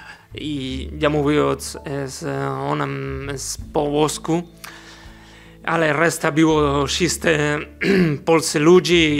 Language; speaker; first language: Polish; non-native, learner; Spanish